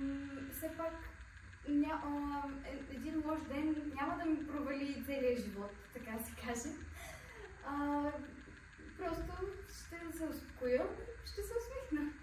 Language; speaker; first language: Bulgarian; native; Bulgarian